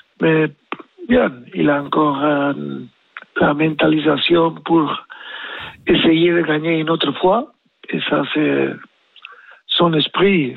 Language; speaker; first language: French; non-native, learner; Spanish